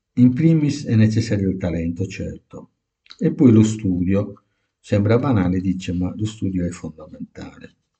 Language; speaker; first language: Italian; native; Italian